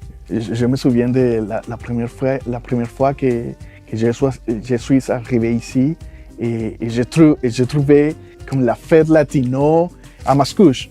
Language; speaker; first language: French; non-native, fluent; Spanish